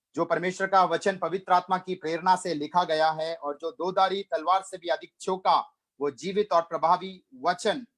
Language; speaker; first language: Hindi; non-native, local second language; Malayalam